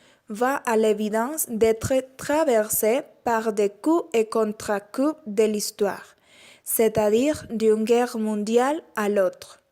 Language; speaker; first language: French; non-native, learner; Spanish